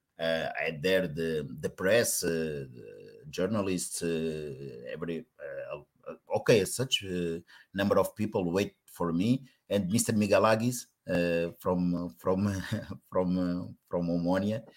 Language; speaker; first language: English; non-native, learner; Portuguese